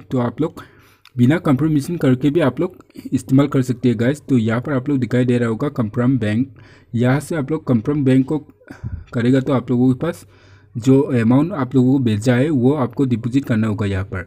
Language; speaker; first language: Hindi; non-native, local second language; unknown